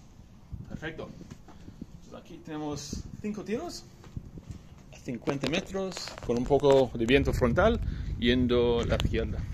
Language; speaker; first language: Spanish; non-native, fluent; English